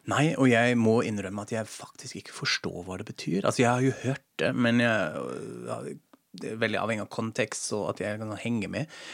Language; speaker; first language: Norwegian; non-native, fluent; German